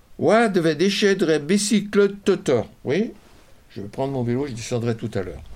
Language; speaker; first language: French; native; French